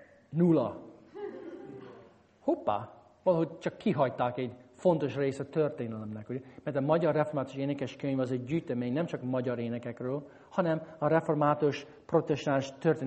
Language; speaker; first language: Hungarian; non-native, fluent; English